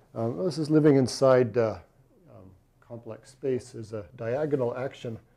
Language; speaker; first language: English; native; English